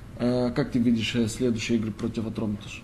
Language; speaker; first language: Russian; non-native, learner; Greek